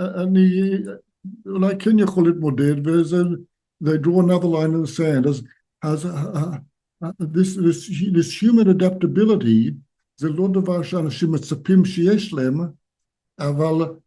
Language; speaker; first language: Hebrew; non-native, fluent; English